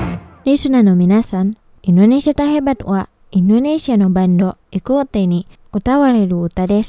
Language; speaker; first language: Japanese; non-native, fluent; Indonesian